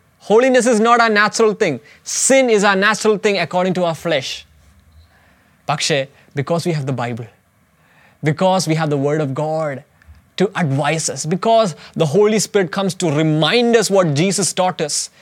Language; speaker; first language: English; non-native, local second language; Malayalam